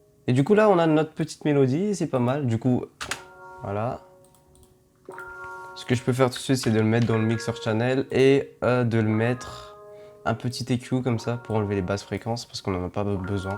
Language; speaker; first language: French; native; French